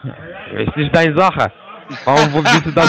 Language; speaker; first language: German; non-native, fluent; Turkish